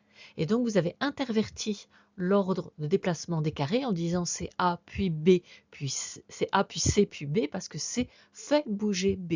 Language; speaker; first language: French; native; French